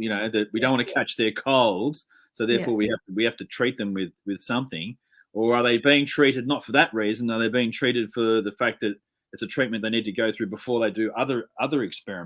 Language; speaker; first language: English; native; English